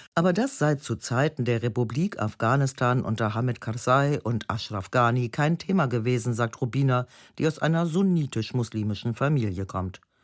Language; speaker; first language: German; native; German